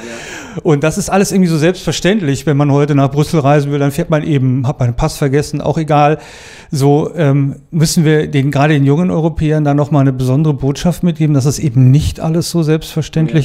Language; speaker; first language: German; native; German